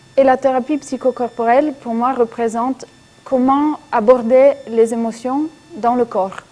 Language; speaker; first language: French; non-native, fluent; Italian